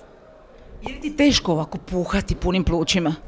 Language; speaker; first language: Croatian; native; Croatian